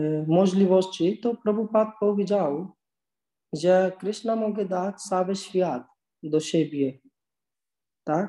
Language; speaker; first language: Polish; non-native, learner; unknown